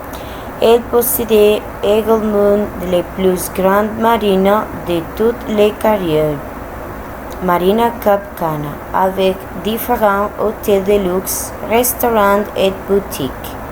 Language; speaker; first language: French; non-native, learner; Spanish